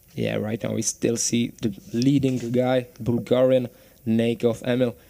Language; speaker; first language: English; non-native, fluent; Czech